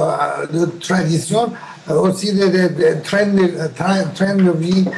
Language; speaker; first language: French; non-native, learner; Persian